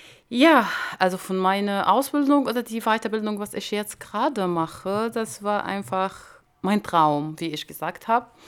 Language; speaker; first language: German; non-native, learner; Arabic